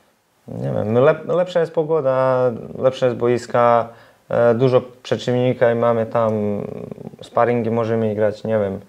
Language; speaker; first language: Polish; non-native, learner; Serbian